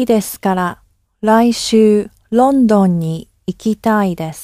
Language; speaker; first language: Japanese; non-native, learner; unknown